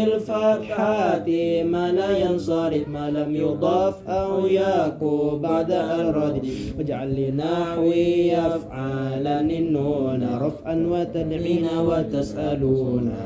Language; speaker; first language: Arabic; non-native, learner; Banjar